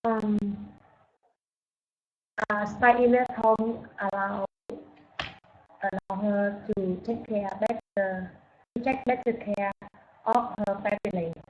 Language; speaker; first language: English; non-native, learner; Vietnamese